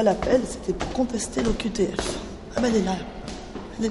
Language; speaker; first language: French; native; French